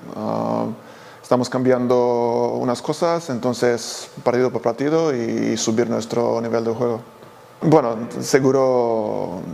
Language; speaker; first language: Spanish; non-native, fluent; Serbian